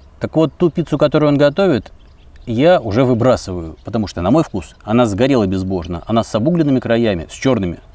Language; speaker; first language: Russian; native; Russian